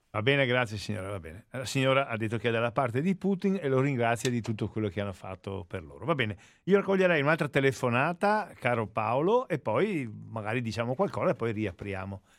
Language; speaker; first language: Italian; native; Italian